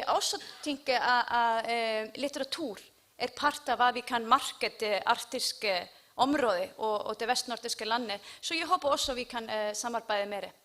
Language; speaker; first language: Danish; non-native, learner; Icelandic